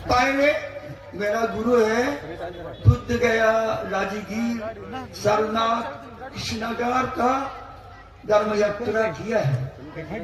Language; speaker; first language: Hindi; non-native, learner; Japanese